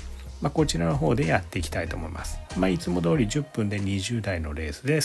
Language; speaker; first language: Japanese; native; Japanese